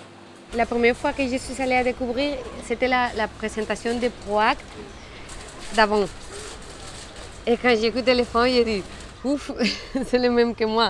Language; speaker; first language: French; non-native, fluent; Spanish